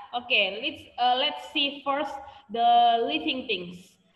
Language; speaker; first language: English; non-native, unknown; Indonesian